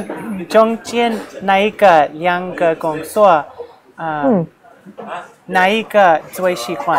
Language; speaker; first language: Chinese; non-native, learner; English